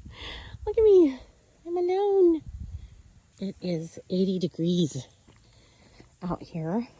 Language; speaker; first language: English; native; English